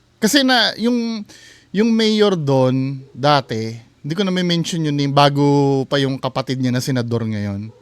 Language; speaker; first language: Filipino; native; Filipino